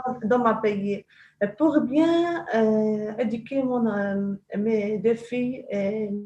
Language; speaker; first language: French; non-native, local second language; Arabic